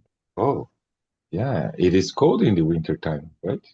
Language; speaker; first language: English; non-native, learner; Portuguese